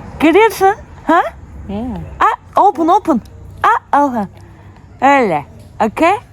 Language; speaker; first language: English; non-native, learner; Turkish